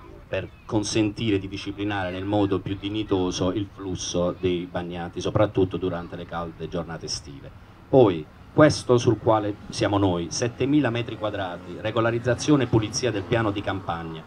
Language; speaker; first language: Italian; native; Italian